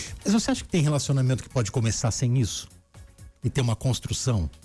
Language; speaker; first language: Portuguese; native; Portuguese